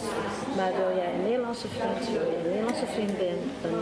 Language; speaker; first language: Dutch; early bilingual, other home language; Turkish